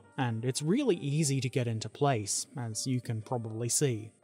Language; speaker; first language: English; native; English